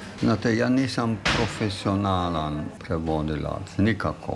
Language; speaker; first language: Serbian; non-native, fluent; German